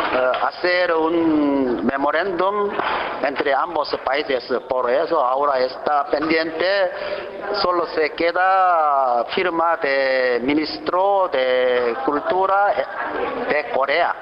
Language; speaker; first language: Spanish; non-native, learner; Korean